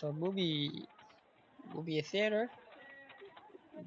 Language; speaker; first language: English; non-native, learner; Korean